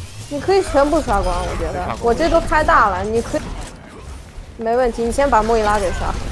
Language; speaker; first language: Chinese; early bilingual, heritage; Chinese